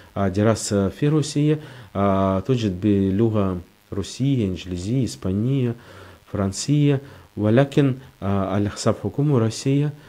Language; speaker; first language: Arabic; non-native, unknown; Russian